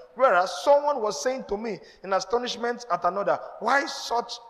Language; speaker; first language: English; non-native, local second language; Yoruba